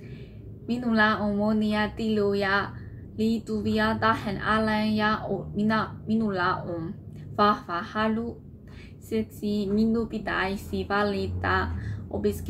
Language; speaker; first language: Finnish; non-native, learner; Burmese